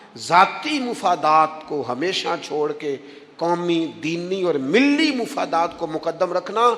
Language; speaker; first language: Urdu; non-native, local second language; Punjabi